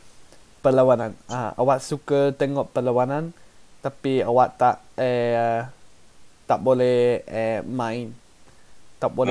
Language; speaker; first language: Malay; non-native, learner; English